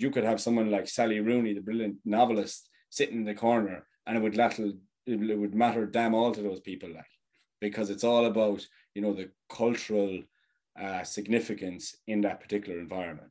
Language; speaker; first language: English; native; English